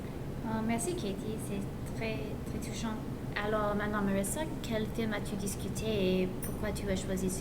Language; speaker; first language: French; non-native, learner; English